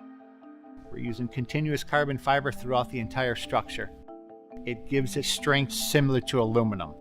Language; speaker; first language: English; native; English